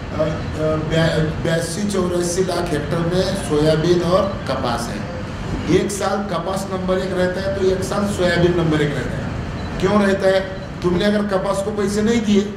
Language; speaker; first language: Hindi; non-native, local second language; Marathi